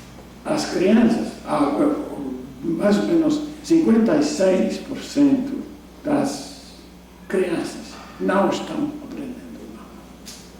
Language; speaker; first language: Portuguese; non-native, fluent; English